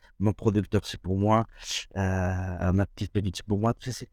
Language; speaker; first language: French; non-native, fluent; Spanish